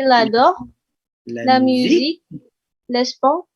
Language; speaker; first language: French; non-native, learner; Indonesian